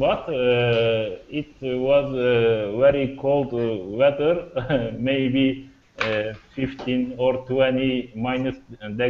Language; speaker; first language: English; non-native, learner; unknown